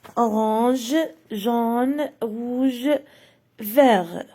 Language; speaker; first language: French; non-native, local second language; Arabic